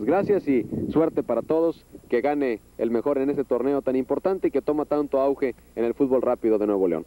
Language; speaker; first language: Spanish; native; Spanish